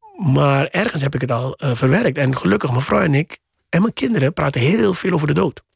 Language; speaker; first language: Dutch; native; Dutch